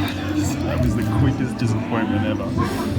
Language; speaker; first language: English; native; English